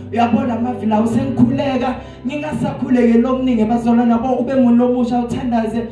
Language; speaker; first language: Zulu; non-native, local second language; Swati